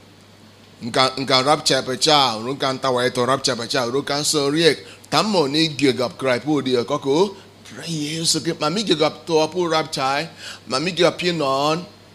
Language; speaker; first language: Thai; non-native, fluent; Igbo